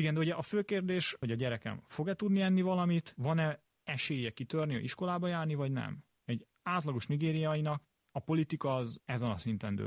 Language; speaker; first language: Hungarian; native; Hungarian